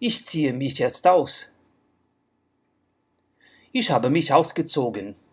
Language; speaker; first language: German; non-native, fluent; English